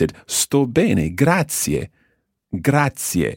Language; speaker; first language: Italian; non-native, fluent; English